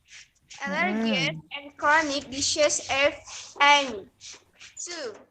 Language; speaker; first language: English; non-native, learner; Indonesian